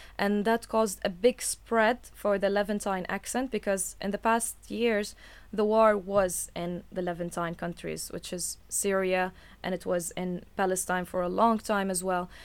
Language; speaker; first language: English; non-native, fluent; Arabic